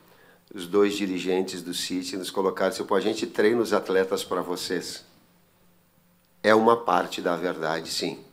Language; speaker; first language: Portuguese; native; Portuguese